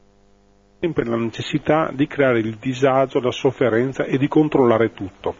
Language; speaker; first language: Italian; native; Italian